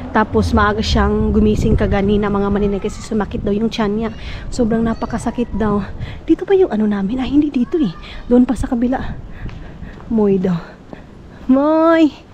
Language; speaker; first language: Filipino; non-native, local second language; Cebuano